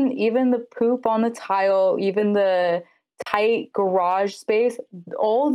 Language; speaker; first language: English; native; English